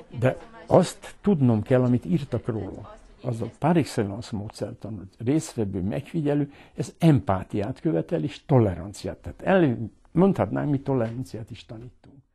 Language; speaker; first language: Hungarian; early bilingual, heritage; Hungarian